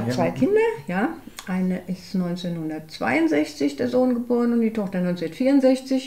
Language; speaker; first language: German; native; German